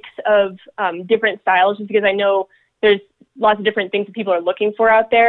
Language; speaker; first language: English; native; English